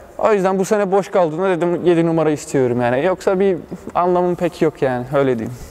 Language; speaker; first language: Turkish; early bilingual, other home language; Bosnian